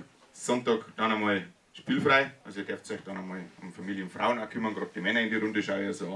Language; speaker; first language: German; native; German